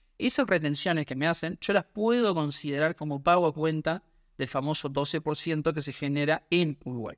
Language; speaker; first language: Spanish; native; Spanish